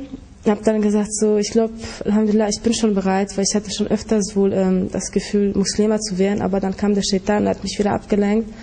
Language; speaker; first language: German; early bilingual, other home language; Polish